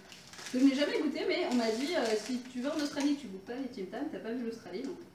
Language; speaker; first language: French; native; French